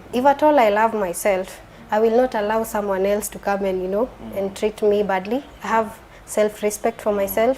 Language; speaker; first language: English; non-native, local second language; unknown